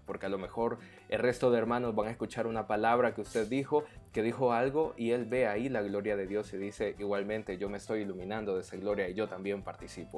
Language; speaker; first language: Spanish; native; Spanish